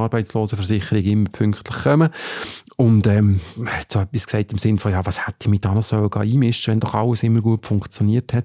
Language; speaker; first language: German; native; German